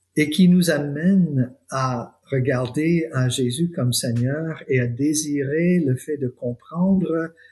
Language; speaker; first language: French; non-native, fluent; English